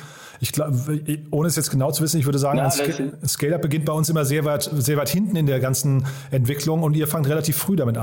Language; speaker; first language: German; native; German